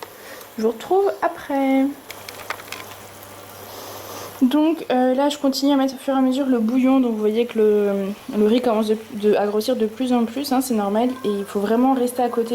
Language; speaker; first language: French; native; French